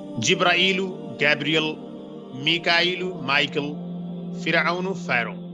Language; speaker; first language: Urdu; native; Urdu